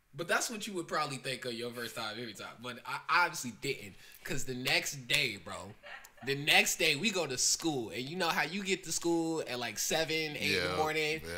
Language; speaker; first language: English; native; English